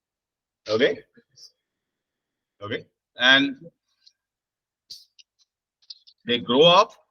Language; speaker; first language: English; non-native, local second language; Hindi